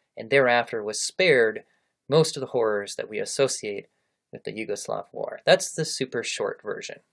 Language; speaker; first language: English; native; English